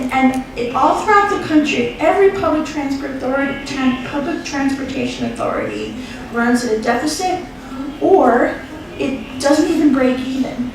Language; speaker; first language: English; native; English